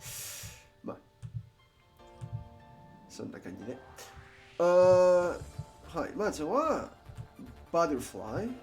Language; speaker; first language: Japanese; non-native, learner; English